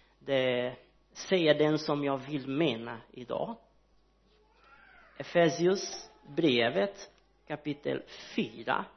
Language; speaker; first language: Swedish; non-native, learner; Portuguese